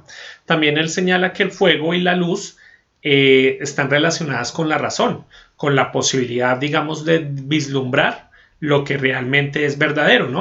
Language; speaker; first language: Spanish; native; Spanish